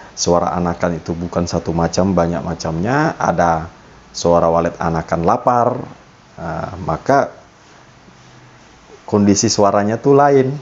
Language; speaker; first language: Indonesian; native; Indonesian